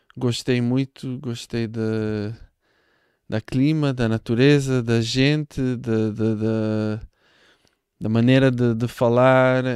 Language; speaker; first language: Portuguese; non-native, fluent; Hebrew